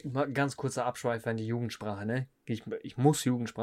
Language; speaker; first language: German; native; German